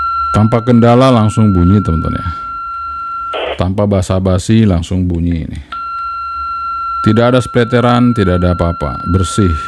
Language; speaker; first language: Indonesian; native; Indonesian